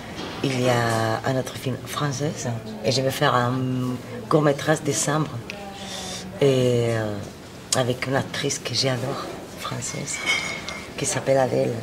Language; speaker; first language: French; non-native, fluent; Spanish